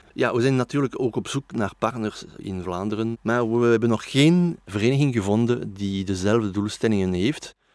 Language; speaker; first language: Dutch; non-native, local second language; French